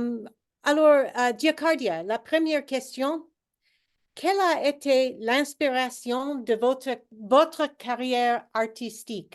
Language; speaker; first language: French; non-native, fluent; English